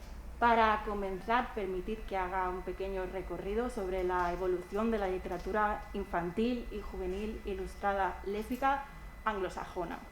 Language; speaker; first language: Spanish; native; Spanish